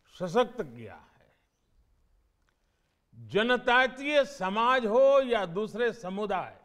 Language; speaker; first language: Hindi; native; Hindi